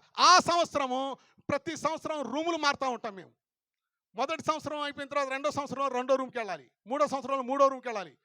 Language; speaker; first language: Telugu; non-native, local second language; Lambadi